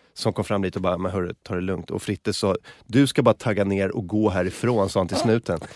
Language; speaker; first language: Swedish; native; Swedish